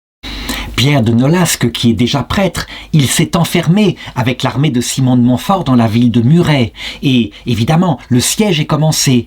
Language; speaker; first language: French; native; French